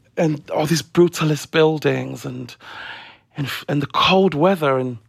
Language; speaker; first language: English; non-native, local second language; Akan